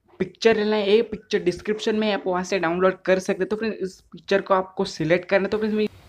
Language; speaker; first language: Hindi; non-native, local second language; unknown